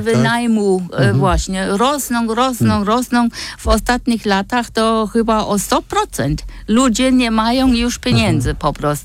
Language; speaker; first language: Polish; non-native, fluent; German